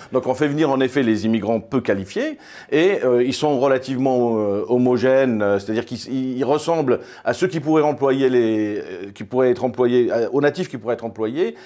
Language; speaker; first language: French; early bilingual, other home language; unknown